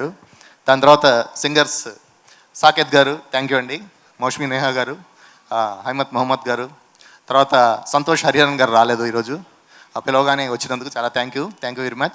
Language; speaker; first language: Telugu; native; Telugu